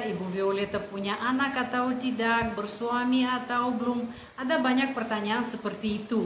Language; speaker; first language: Indonesian; non-native, fluent; Russian